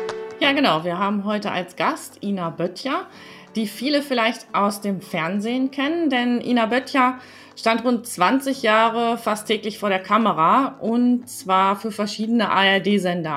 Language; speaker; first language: German; native; German